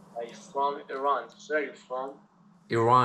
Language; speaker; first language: English; non-native, learner; Persian